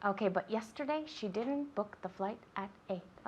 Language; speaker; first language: English; non-native, fluent; Spanish